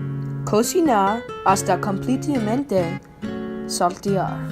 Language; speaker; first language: Spanish; non-native, learner; English